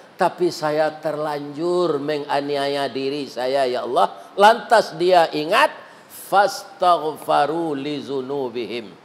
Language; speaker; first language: Malay; non-native, local second language; Minangkabau